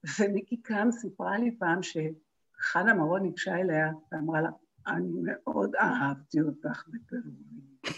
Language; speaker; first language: Hebrew; native; Hebrew